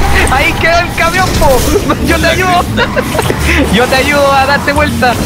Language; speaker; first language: Spanish; native; Spanish